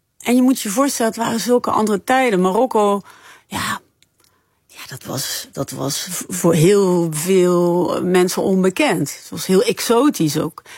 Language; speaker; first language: Dutch; early bilingual, other home language; French